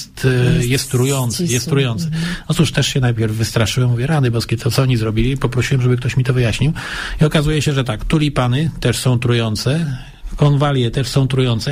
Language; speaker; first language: Polish; native; Polish